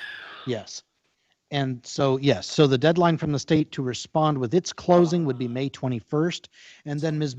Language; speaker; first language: English; native; English